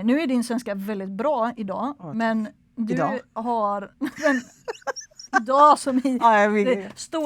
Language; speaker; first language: Swedish; native; Swedish